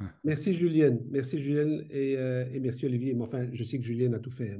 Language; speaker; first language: French; native; French